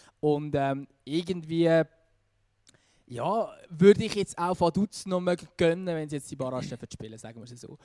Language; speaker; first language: German; native; German